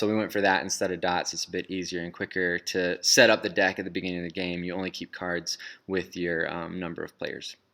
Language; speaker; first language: English; native; English